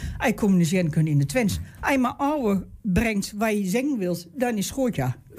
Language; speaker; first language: Dutch; native; Dutch